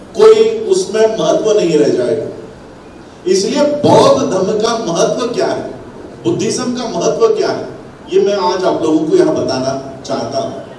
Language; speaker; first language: Hindi; non-native, local second language; Marathi